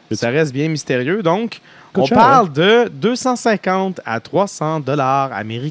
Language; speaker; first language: French; native; French